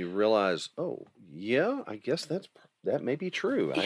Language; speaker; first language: English; native; English